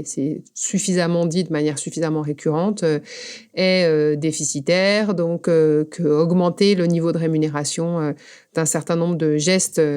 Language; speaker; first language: French; native; French